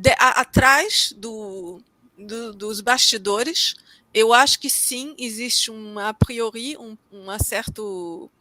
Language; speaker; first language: Portuguese; native; Portuguese